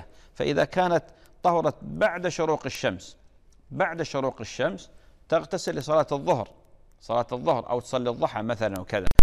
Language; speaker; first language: Arabic; native; Arabic